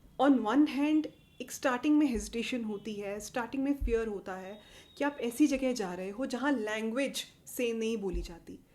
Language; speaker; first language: Hindi; native; Hindi